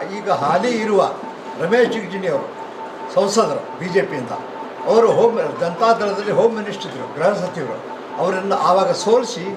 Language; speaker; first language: Kannada; non-native, local second language; Lambadi